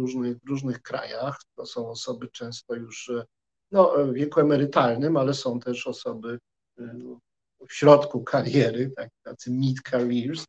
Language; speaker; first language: Polish; native; Polish